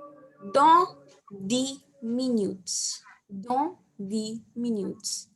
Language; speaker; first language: French; non-native, fluent; Hindi